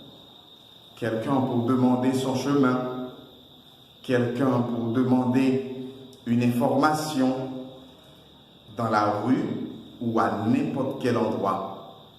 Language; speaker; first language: French; non-native, local second language; Haitian Creole